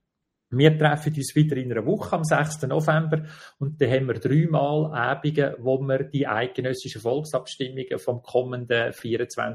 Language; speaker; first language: German; native; German